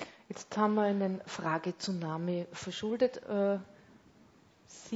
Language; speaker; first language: German; native; German